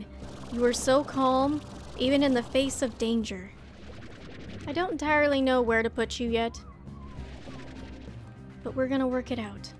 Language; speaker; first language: English; native; English